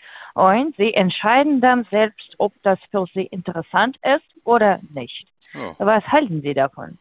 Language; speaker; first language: German; non-native, fluent; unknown